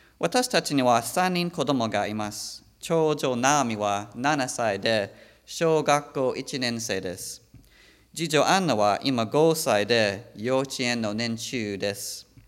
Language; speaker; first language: Japanese; non-native, fluent; English